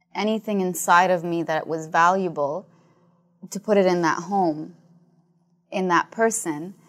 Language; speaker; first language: English; non-native, fluent; Arabic